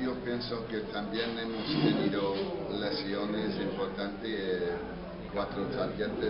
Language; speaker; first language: Spanish; non-native, fluent; English